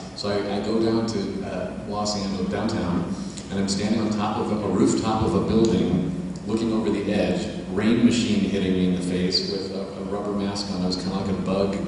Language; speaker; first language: English; native; English